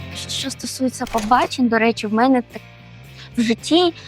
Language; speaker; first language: Ukrainian; non-native, fluent; Spanish